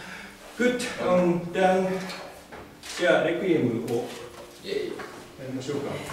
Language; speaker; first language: German; non-native, fluent; Japanese